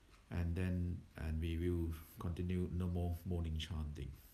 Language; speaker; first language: English; non-native, fluent; Thai